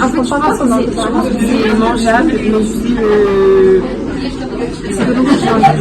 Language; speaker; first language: French; early bilingual, heritage; French